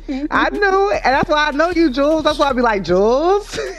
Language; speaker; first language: English; native; English